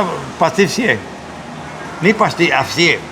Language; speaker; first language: Russian; non-native, learner; Spanish